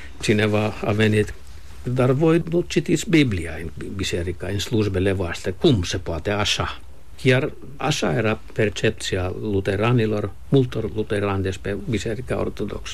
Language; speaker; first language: Romanian; non-native, fluent; Finnish